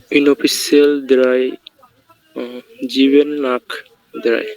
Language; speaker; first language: German; non-native, learner; Bangla